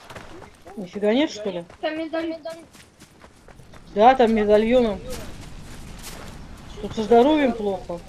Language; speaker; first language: Russian; native; Russian